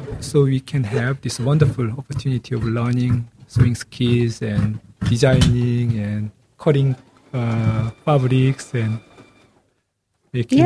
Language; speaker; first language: English; non-native, learner; Korean